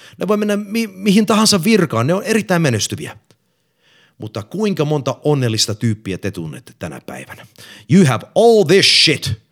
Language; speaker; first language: Finnish; early bilingual, heritage; English